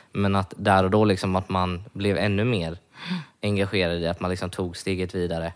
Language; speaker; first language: Swedish; native; Swedish